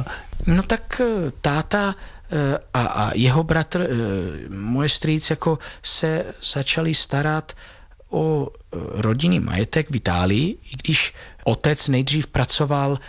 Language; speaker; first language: Czech; non-native, fluent; Italian